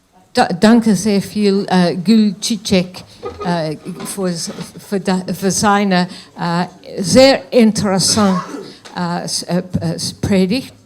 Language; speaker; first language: German; non-native, learner; English